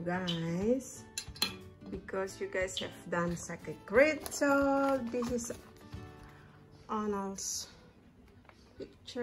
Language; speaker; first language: English; non-native, learner; Indonesian